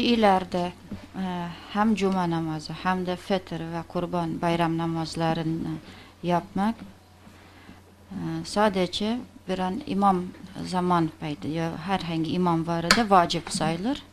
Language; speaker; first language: Turkish; non-native, fluent; Azerbaijani